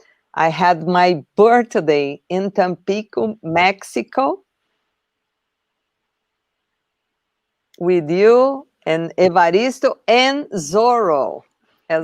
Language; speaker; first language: English; non-native, learner; Portuguese